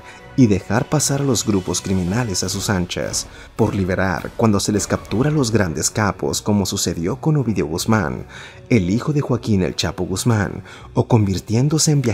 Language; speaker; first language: Spanish; native; Spanish